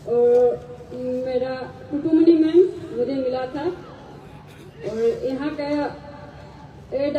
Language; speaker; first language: Hindi; non-native, local second language; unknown